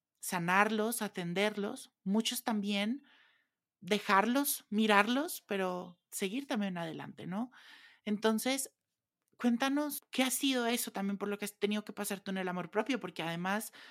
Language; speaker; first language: Spanish; native; Spanish